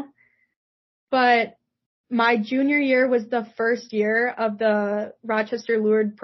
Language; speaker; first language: English; native; English